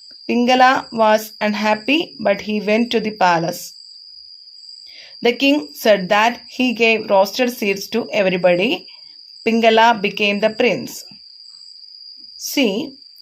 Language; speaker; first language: English; non-native, local second language; Malayalam